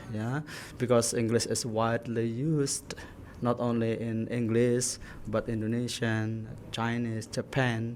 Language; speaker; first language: English; non-native, learner; Indonesian